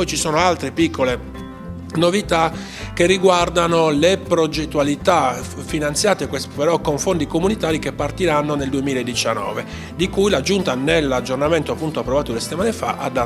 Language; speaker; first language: Italian; native; Italian